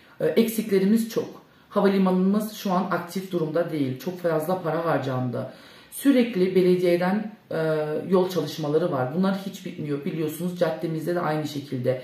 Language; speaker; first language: Turkish; early bilingual, heritage; Turkish